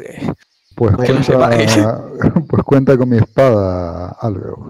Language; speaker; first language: Spanish; native; Spanish